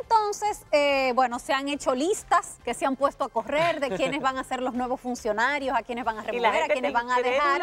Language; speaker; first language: Spanish; native; Spanish